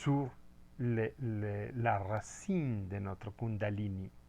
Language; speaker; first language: French; non-native, fluent; Spanish